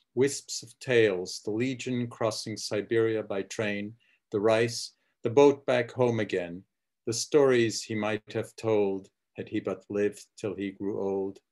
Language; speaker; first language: English; early bilingual, other home language; Czech